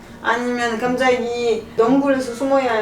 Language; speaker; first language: Korean; non-native, learner; French